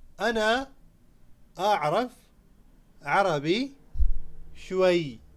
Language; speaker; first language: Arabic; non-native, fluent; Urdu